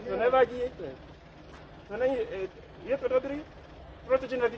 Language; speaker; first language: Czech; non-native, learner; English